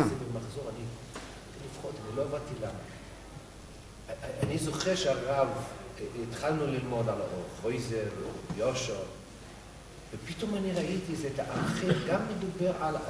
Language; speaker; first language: Hebrew; non-native, learner; English